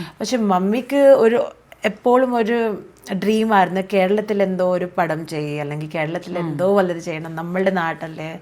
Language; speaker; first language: Malayalam; early bilingual, heritage; Malayalam